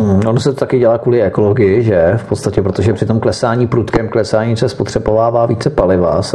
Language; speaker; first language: Czech; native; Czech